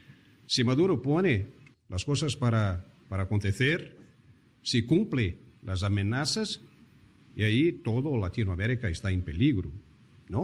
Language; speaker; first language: Spanish; non-native, fluent; Portuguese